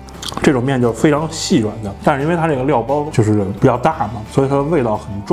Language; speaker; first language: Chinese; native; Chinese